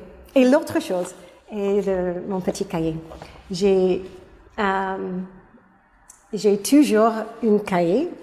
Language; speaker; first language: French; non-native, fluent; English